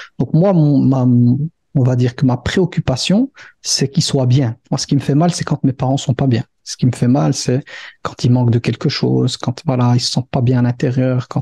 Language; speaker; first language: French; early bilingual, other home language; Arabic